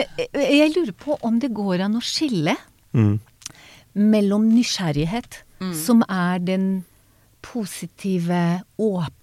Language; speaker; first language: Norwegian; non-native, fluent; Hebrew